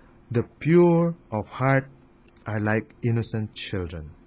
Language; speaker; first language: English; non-native, fluent; Chinese